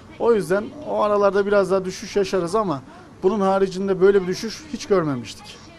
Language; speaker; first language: Turkish; native; Turkish